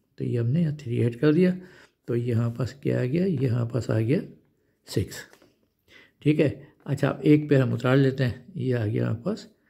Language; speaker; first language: Urdu; non-native, local second language; Punjabi